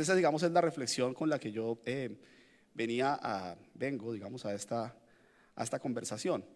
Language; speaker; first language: Spanish; native; Spanish